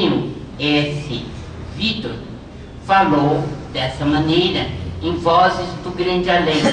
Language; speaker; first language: Portuguese; native; Portuguese